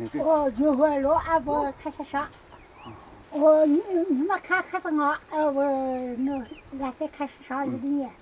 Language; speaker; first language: Chinese; native; Chinese